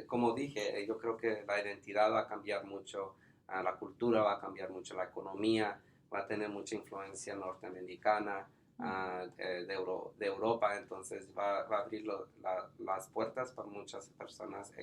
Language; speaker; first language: Spanish; early bilingual, heritage; English